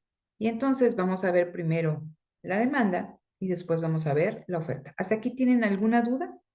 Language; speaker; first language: Spanish; native; Spanish